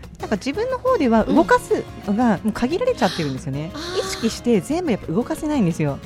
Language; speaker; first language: Japanese; native; Japanese